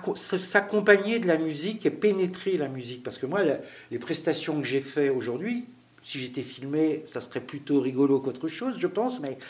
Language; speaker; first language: French; native; French